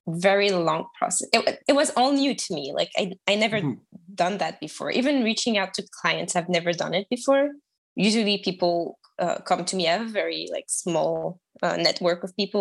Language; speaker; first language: English; non-native, fluent; French